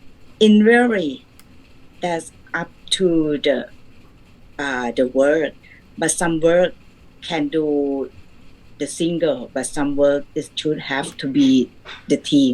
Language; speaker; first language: English; non-native, learner; Thai